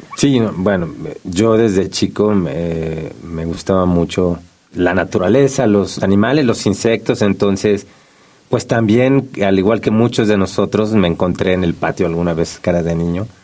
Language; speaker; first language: Spanish; native; Spanish